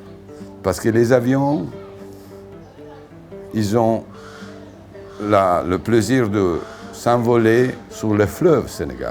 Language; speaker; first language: French; non-native, fluent; Italian